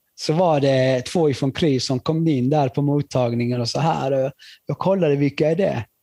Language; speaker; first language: Swedish; early bilingual, other home language; Spanish